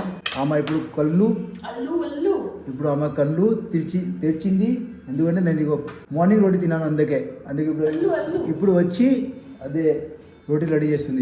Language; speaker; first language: Telugu; non-native, learner; Hindi